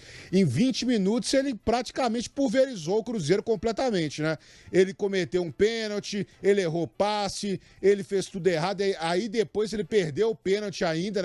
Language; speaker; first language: Portuguese; native; Portuguese